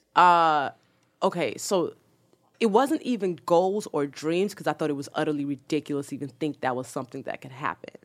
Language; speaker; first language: English; early bilingual, other home language; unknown